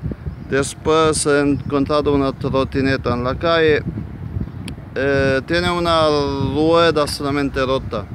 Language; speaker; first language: Spanish; non-native, fluent; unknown